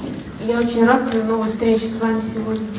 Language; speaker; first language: Russian; native; Russian